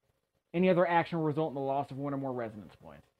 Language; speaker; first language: English; native; English